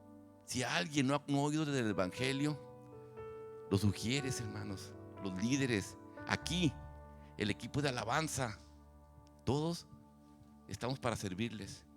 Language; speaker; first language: Spanish; native; Spanish